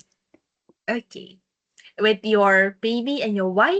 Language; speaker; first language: English; non-native, fluent; Indonesian